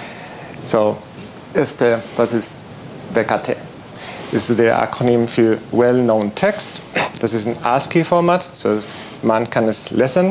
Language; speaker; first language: German; non-native, learner; Spanish